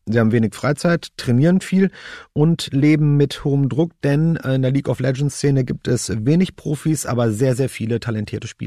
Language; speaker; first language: German; native; German